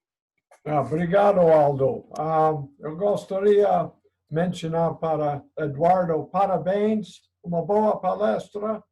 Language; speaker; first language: Portuguese; non-native, learner; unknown